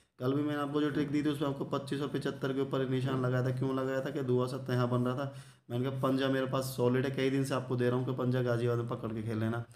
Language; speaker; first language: Hindi; native; Hindi